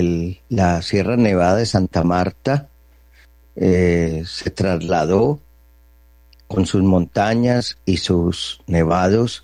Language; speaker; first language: Spanish; native; Spanish